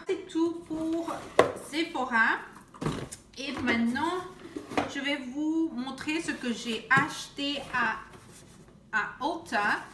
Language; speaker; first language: French; non-native, fluent; Spanish